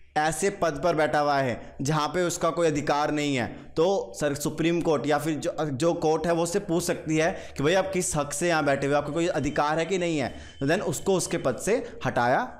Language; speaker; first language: Hindi; native; Hindi